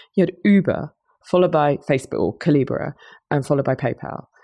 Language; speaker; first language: English; native; English